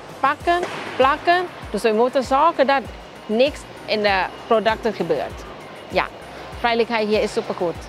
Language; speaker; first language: Dutch; non-native, learner; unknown